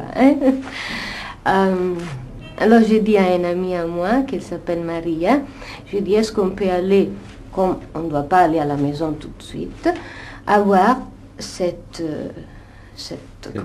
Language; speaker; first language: French; non-native, fluent; Italian